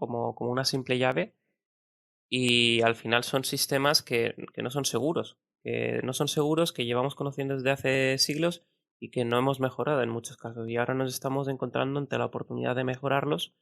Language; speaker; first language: Spanish; native; Spanish